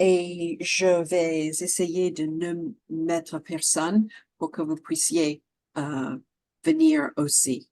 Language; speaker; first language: French; non-native, fluent; English